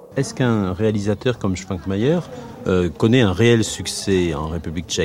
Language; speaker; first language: French; native; French